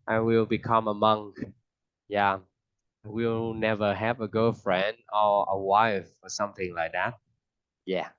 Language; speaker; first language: English; non-native, fluent; Vietnamese